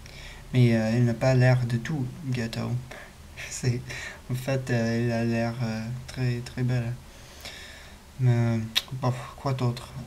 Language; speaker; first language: French; non-native, learner; English